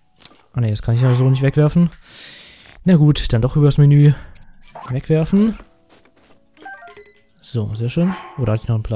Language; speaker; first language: German; native; German